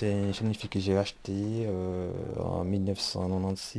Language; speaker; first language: French; non-native, local second language; Rundi